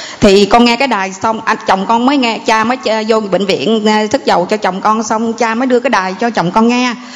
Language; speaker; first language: Vietnamese; native; Vietnamese